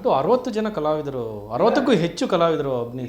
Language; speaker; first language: Kannada; native; Kannada